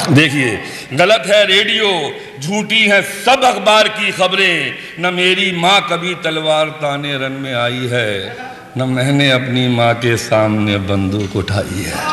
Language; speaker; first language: Urdu; native; Urdu